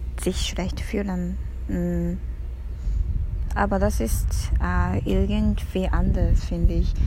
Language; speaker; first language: German; non-native, learner; Japanese